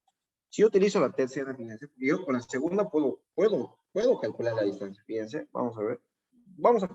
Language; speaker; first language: Spanish; native; Spanish